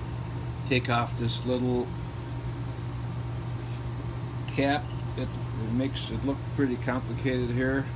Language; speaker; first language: English; native; English